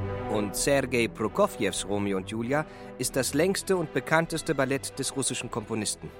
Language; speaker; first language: German; native; German